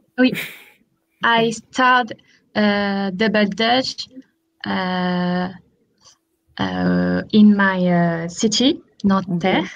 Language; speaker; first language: English; non-native, learner; French